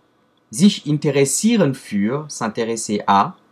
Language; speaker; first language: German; non-native, fluent; French